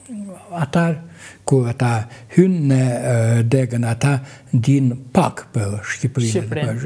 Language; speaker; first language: Albanian; non-native, fluent; Russian